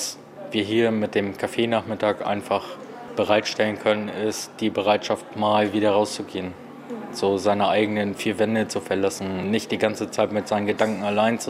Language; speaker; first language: German; native; German